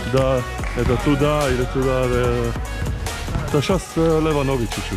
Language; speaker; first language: Russian; non-native, learner; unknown